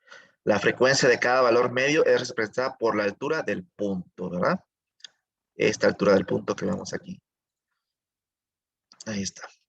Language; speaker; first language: Spanish; native; Spanish